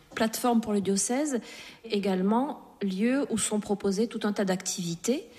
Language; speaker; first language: French; native; French